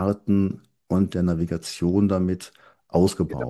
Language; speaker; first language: German; native; German